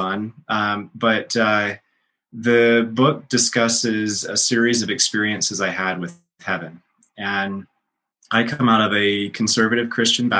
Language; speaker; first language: English; native; English